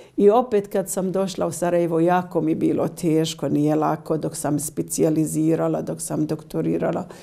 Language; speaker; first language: Bosnian; non-native, learner; Arabic